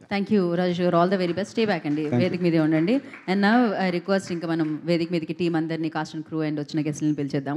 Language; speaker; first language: Telugu; native; Telugu